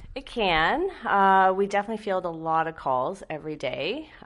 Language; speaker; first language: English; native; English